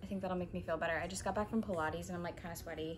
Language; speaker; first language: English; native; English